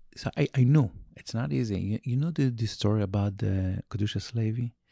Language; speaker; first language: English; non-native, learner; Yiddish